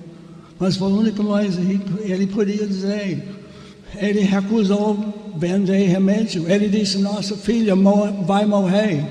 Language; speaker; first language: Portuguese; non-native, fluent; English